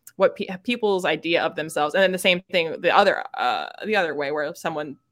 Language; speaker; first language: English; native; English